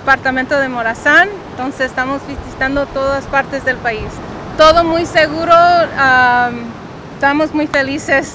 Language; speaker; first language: Spanish; early bilingual, heritage; Spanish